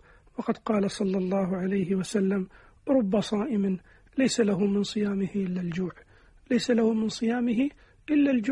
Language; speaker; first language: Arabic; native; Arabic